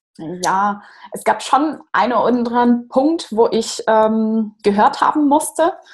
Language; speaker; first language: German; non-native, fluent; Portuguese